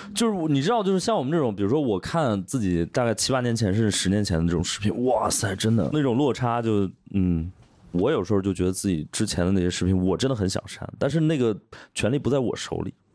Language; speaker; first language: Chinese; native; Chinese